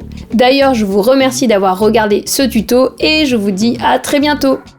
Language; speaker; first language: French; native; French